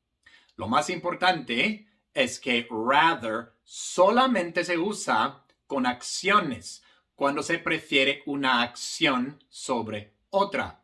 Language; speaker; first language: Spanish; non-native, fluent; English